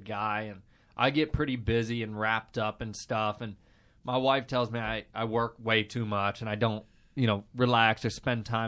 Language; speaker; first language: English; native; English